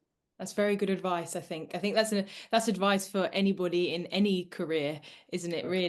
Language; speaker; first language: English; native; English